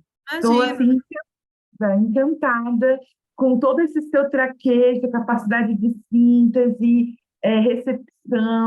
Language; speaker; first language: Portuguese; non-native, fluent; Spanish